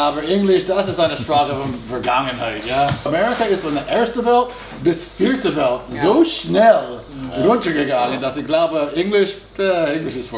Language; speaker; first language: German; non-native, fluent; English